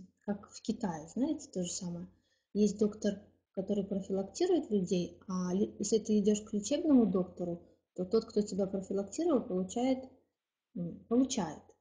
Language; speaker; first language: Russian; native; Russian